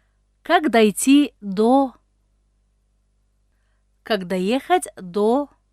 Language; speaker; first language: Russian; non-native, fluent; Tajik